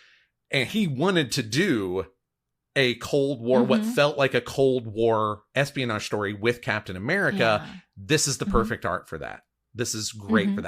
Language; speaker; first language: English; native; English